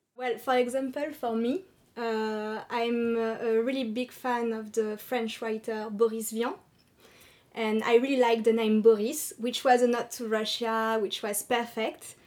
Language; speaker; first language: English; non-native, fluent; French